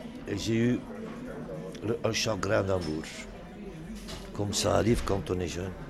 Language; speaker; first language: French; non-native, local second language; Dutch